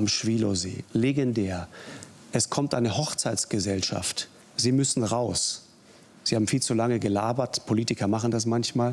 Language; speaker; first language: German; native; German